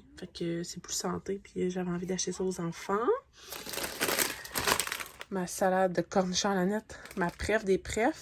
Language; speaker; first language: French; native; French